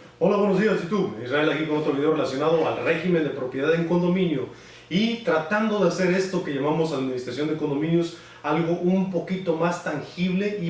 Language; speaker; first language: Spanish; native; Spanish